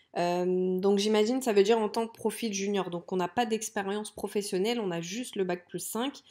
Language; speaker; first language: French; native; French